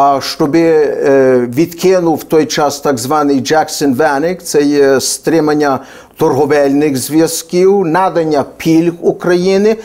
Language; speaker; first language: Ukrainian; early bilingual, heritage; Ukrainian